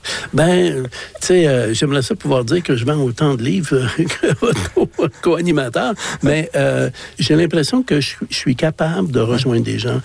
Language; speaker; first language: French; native; French